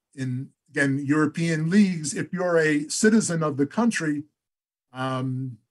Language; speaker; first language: English; native; English